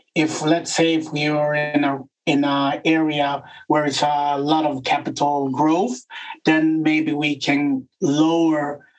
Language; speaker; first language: English; non-native, fluent; Swedish